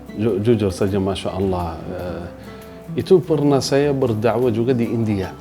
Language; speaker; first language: Indonesian; non-native, fluent; Arabic